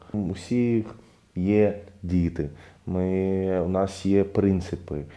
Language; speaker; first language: Ukrainian; non-native, fluent; Arabic